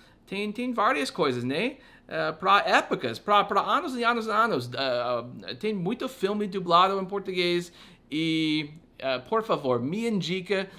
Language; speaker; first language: Portuguese; non-native, fluent; English